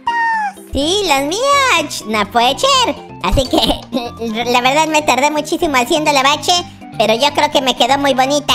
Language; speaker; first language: Spanish; native; Spanish